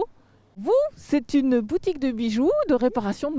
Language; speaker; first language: French; native; French